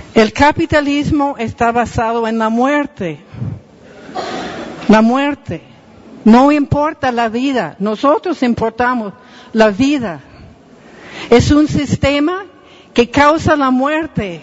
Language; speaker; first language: Spanish; non-native, fluent; English